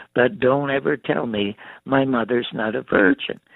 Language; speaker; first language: English; native; English